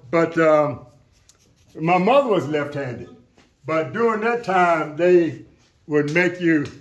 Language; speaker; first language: English; native; English